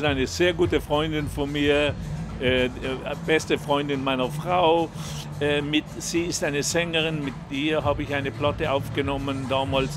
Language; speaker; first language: German; non-native, local second language; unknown